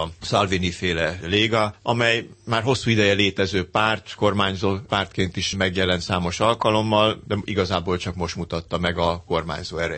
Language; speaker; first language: Hungarian; native; Hungarian